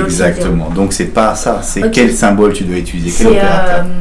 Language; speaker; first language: French; native; French